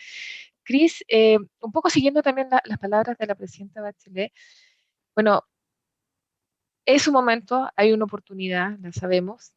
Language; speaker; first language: Spanish; native; Spanish